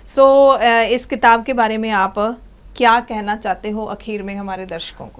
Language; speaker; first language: Hindi; non-native, local second language; Punjabi